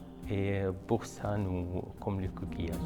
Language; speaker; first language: French; non-native, learner; Arabic